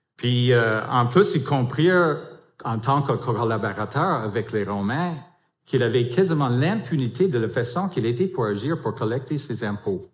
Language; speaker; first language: French; non-native, fluent; English